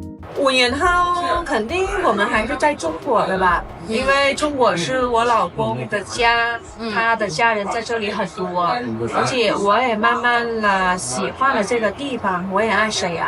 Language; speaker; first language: Chinese; non-native, fluent; Vietnamese